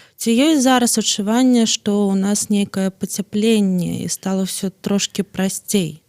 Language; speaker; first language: Belarusian; native; Belarusian